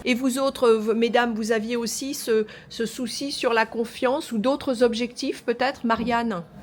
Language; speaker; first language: French; native; French